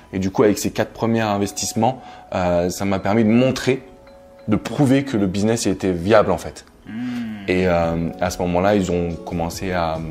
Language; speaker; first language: French; native; French